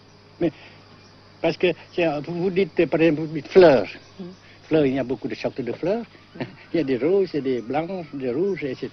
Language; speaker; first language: French; non-native, local second language; Vietnamese